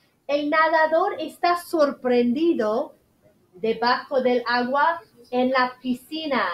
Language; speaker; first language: Spanish; non-native, fluent; English